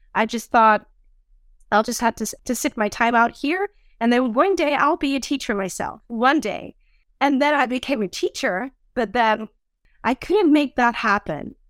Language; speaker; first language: English; non-native, fluent; Dutch